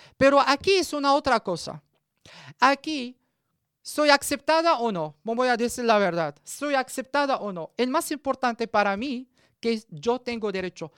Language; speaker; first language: Spanish; non-native, learner; Arabic